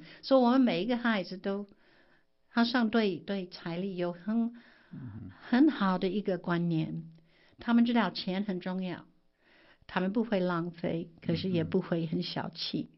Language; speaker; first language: Chinese; non-native, fluent; English